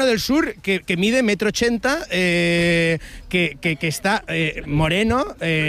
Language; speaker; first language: Spanish; native; Spanish